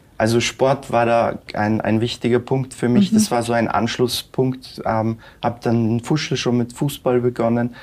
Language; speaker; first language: German; early bilingual, other home language; Turkish